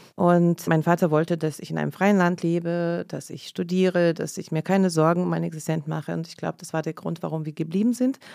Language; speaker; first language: German; non-native, fluent; Russian